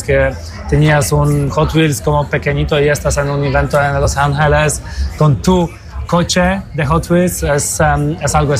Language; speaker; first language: Spanish; non-native, fluent; Polish